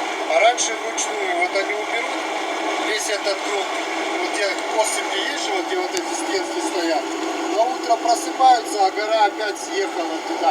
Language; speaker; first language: Russian; native; Russian